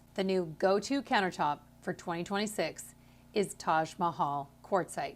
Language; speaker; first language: English; native; English